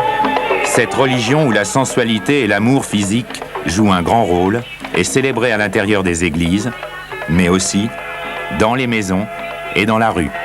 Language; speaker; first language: French; native; French